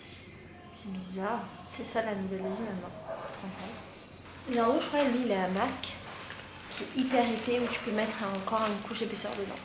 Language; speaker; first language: French; native; French